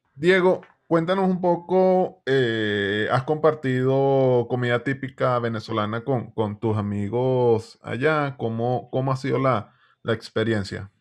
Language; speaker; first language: Spanish; native; Spanish